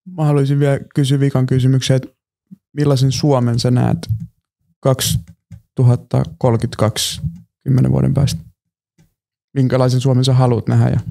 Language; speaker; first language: Finnish; early bilingual, other home language; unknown